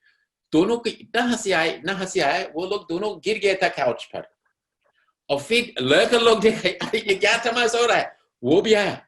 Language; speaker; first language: Hindi; non-native, fluent; English